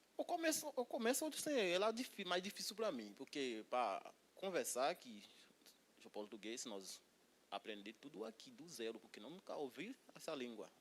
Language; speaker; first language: Portuguese; non-native, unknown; Haitian Creole